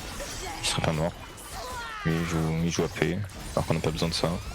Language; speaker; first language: French; native; French